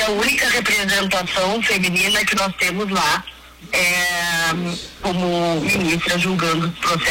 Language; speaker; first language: Portuguese; native; Portuguese